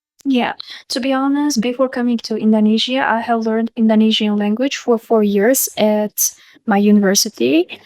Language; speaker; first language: English; non-native, fluent; Uzbek